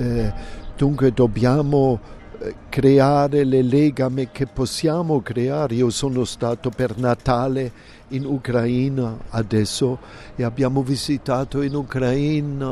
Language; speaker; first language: Italian; non-native, fluent; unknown